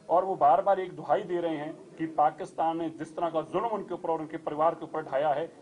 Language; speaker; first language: Hindi; non-native, local second language; Punjabi